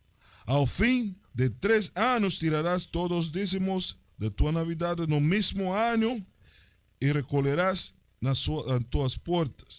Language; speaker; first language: Portuguese; non-native, learner; Spanish